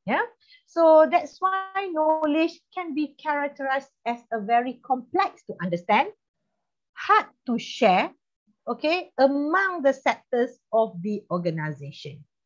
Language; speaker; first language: English; non-native, local second language; Malay